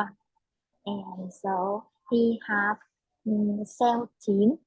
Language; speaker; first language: English; non-native, learner; Vietnamese